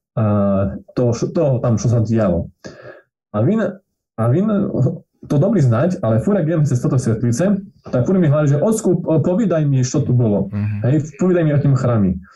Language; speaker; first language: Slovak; non-native, local second language; Rusyn